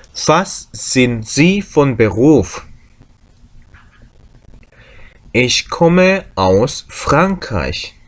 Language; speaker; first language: German; non-native, learner; Korean